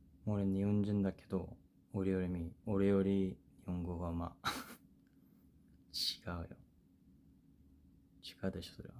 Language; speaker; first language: Japanese; non-native, fluent; Korean